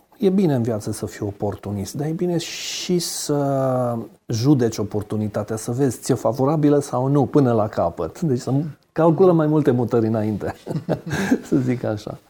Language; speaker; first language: Romanian; native; Romanian